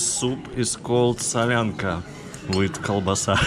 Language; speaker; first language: English; non-native, fluent; Russian